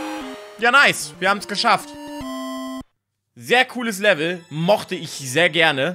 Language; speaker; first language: German; native; German